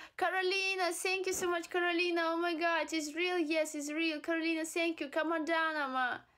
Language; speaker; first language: English; non-native, learner; Russian